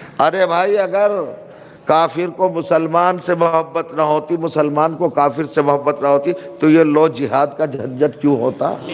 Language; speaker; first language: Urdu; native; Urdu